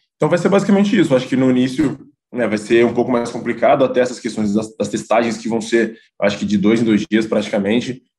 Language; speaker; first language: Portuguese; native; Portuguese